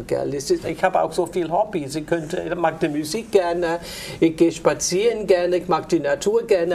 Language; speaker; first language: German; non-native, fluent; English